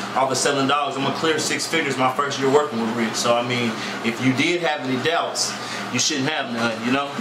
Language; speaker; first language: English; native; English